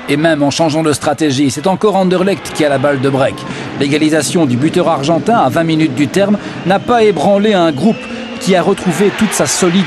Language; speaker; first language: French; native; French